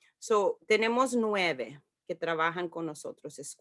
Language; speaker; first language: Spanish; early bilingual, heritage; Spanish